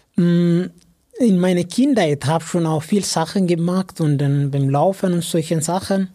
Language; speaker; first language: German; non-native, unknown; Amharic